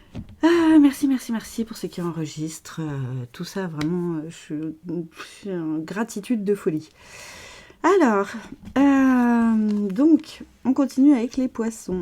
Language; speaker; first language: French; native; French